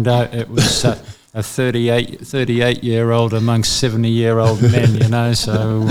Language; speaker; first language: English; native; English